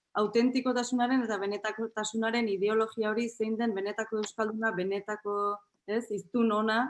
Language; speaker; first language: Basque; non-native, local second language; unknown